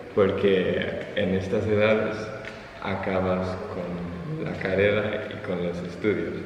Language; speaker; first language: Spanish; non-native, fluent; German